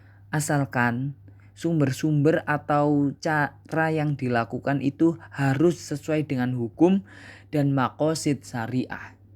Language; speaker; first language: Indonesian; native; Indonesian